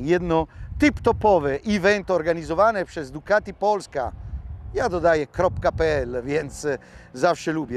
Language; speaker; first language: Polish; non-native, fluent; Italian